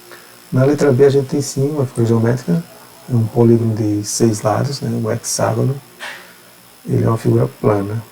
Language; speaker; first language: Portuguese; native; Portuguese